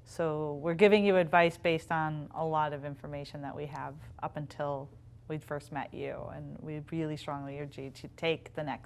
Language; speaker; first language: English; native; English